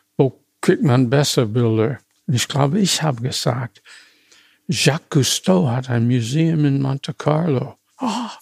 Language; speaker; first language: German; non-native, fluent; English